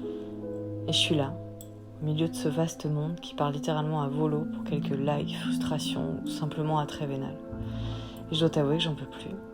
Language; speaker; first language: French; native; French